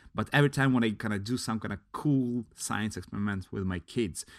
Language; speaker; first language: English; non-native, fluent; Latvian